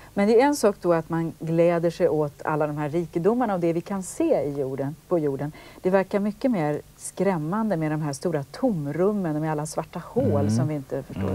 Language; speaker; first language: Swedish; native; Swedish